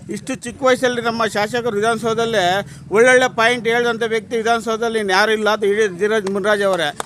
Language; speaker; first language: Kannada; native; Kannada